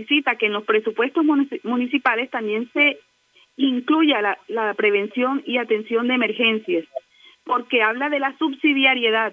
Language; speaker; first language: Spanish; native; Spanish